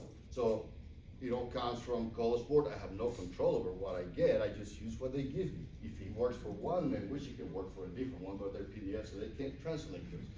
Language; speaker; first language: English; early bilingual, other home language; Spanish